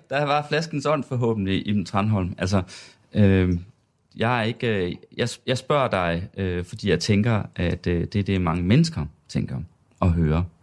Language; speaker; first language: Danish; native; Danish